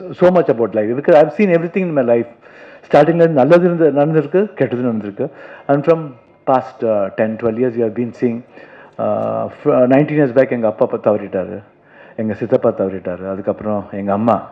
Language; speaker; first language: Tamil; non-native, local second language; Kannada